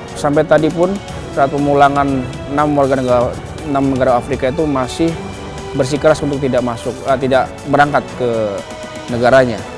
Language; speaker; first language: Indonesian; native; Indonesian